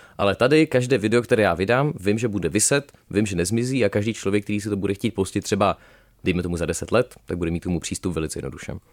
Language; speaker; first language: Czech; early bilingual, other home language; Russian